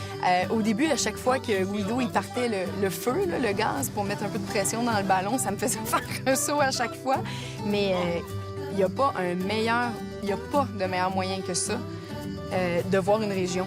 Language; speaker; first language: French; native; French